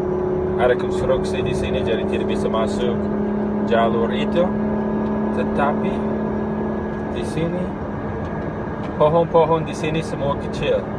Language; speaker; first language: Indonesian; non-native, fluent; English